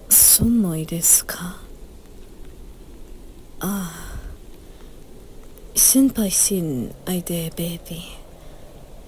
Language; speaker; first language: Japanese; non-native, learner; English